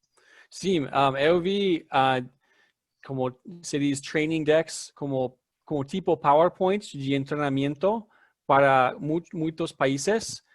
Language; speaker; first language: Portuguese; non-native, learner; English